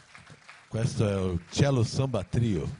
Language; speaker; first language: Italian; non-native, learner; Portuguese